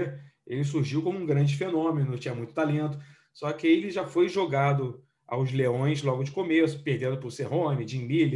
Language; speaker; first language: Portuguese; native; Portuguese